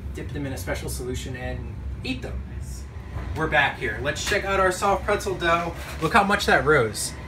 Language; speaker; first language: English; native; English